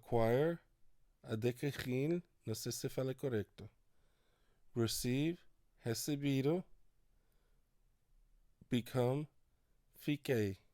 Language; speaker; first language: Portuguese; non-native, fluent; English